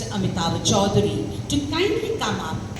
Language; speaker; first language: English; non-native, local second language; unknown